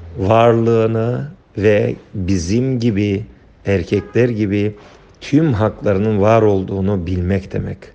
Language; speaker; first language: Turkish; non-native, local second language; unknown